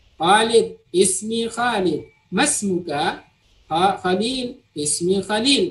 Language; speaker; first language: Arabic; non-native, fluent; Indonesian